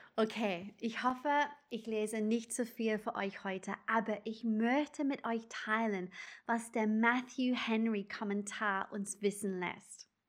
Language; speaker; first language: German; non-native, fluent; English